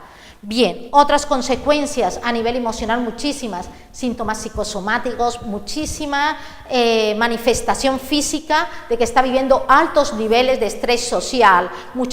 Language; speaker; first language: Spanish; native; Spanish